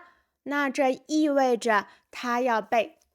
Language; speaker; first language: Chinese; native; Chinese